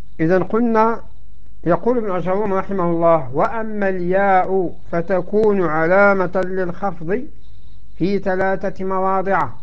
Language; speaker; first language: Arabic; native; Arabic